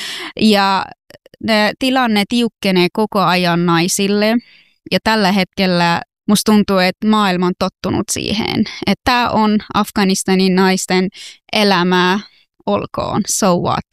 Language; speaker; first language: Finnish; non-native, fluent; Persian